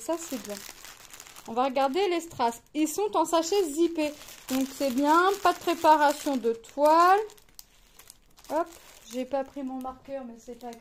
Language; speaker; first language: French; native; French